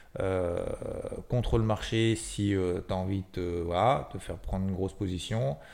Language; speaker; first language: French; native; French